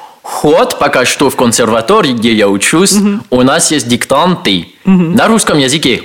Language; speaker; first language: Russian; non-native, learner; French